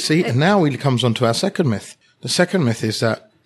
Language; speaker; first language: English; early bilingual, other home language; Hindi